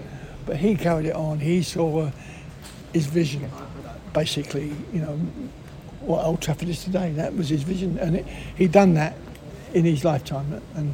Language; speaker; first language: English; native; English